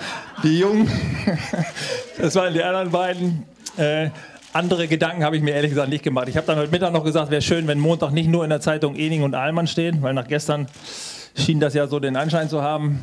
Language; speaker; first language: German; native; German